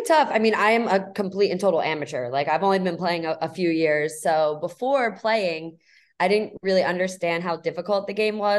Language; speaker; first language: English; native; English